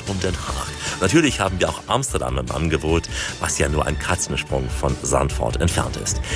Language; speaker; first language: German; native; German